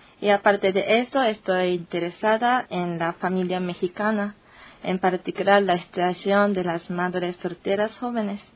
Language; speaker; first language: Spanish; non-native, learner; Japanese